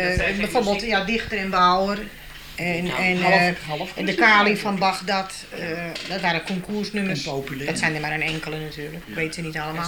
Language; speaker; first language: Dutch; native; Dutch